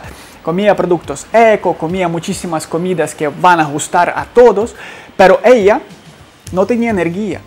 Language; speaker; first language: Spanish; non-native, fluent; Ukrainian